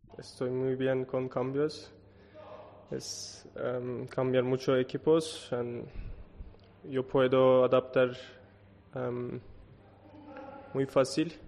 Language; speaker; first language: Spanish; non-native, learner; Turkish